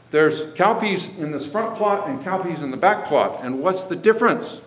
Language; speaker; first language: English; native; English